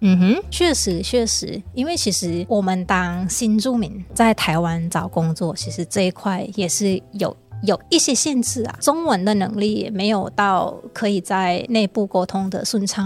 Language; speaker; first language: Chinese; native; Chinese